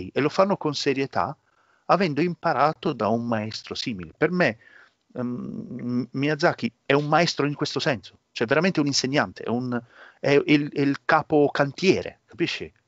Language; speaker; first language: Italian; native; Italian